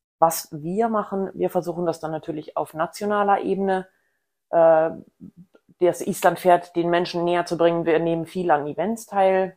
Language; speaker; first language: German; native; German